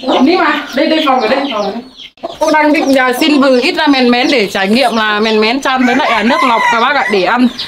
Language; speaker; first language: Vietnamese; native; Vietnamese